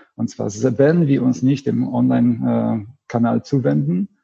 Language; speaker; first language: German; non-native, fluent; Polish